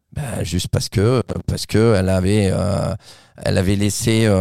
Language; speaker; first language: French; native; French